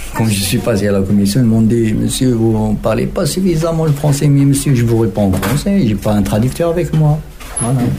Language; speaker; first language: French; non-native, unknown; Arabic